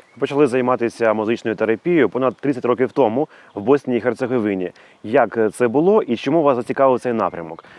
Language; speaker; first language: Ukrainian; native; Ukrainian